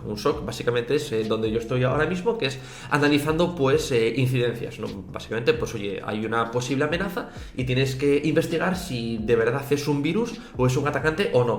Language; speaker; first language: Spanish; native; Spanish